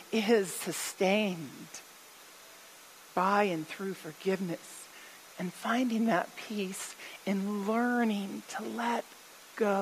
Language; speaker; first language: English; native; English